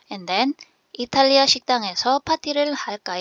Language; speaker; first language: Korean; non-native, fluent; Filipino